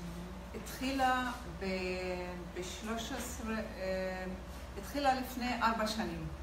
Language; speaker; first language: Hebrew; non-native, local second language; Arabic